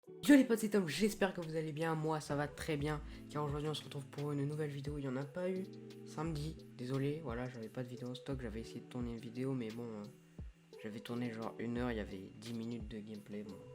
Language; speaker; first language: French; native; French